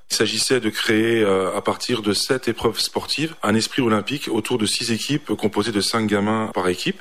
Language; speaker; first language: French; native; French